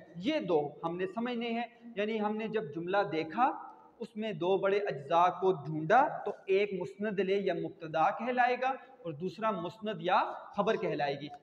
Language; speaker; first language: Urdu; non-native, local second language; Punjabi